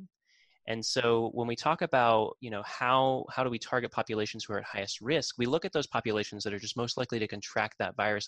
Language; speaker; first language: English; native; English